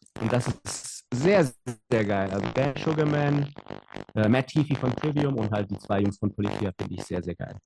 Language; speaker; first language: German; native; German